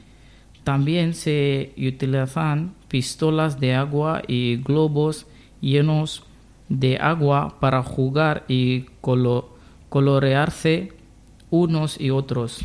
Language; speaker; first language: Spanish; non-native, learner; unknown